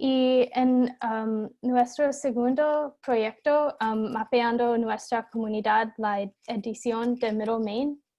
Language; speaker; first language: Spanish; non-native, fluent; English